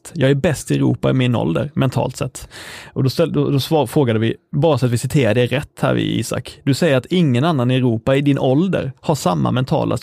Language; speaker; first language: Swedish; native; Swedish